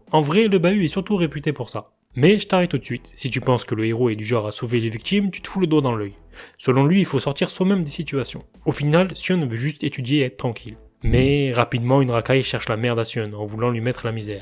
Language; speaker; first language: French; native; French